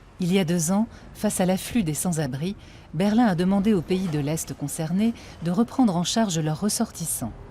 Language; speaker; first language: French; native; French